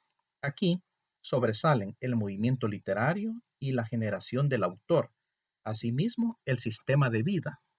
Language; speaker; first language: Spanish; native; Spanish